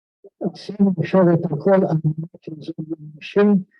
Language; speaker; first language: Hebrew; non-native, fluent; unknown